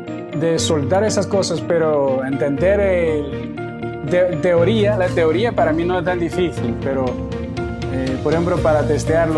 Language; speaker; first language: Spanish; non-native, learner; Chinese